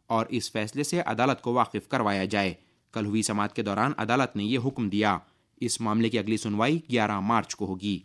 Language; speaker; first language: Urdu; native; Urdu